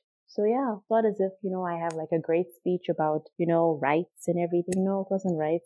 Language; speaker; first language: English; non-native, local second language; Shona